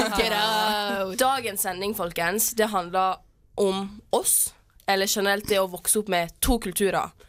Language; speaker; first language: Norwegian; early bilingual, other home language; Kurdish